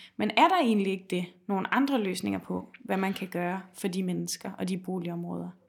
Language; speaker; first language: Danish; native; Danish